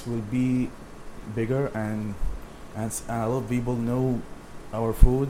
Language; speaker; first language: English; non-native, learner; Arabic